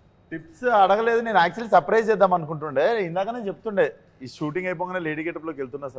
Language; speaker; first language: Telugu; native; Telugu